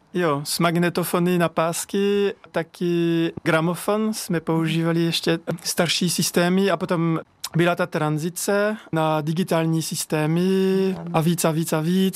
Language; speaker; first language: Czech; non-native, learner; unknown